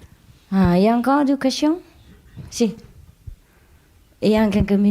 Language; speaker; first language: French; non-native, learner; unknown